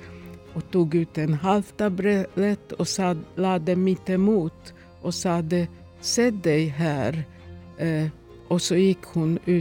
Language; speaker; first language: Swedish; non-native, fluent; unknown